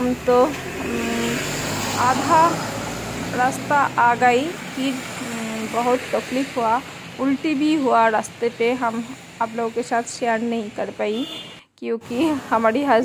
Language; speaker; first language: Hindi; non-native, local second language; Bangla